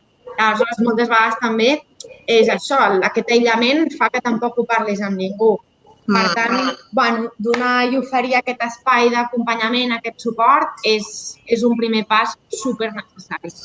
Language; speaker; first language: Catalan; native; Catalan